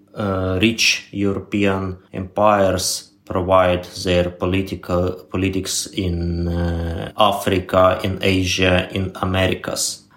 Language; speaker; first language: English; non-native, learner; Ukrainian